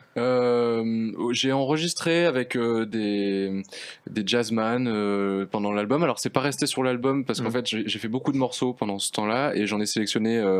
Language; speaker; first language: French; native; French